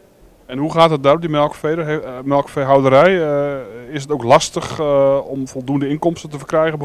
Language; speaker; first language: Dutch; native; Dutch